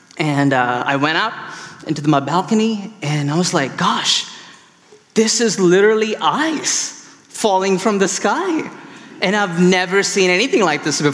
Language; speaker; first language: English; non-native, local second language; Tamil